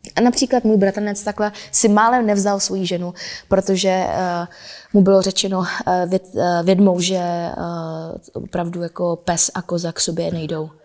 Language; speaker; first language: Czech; early bilingual, other home language; Vietnamese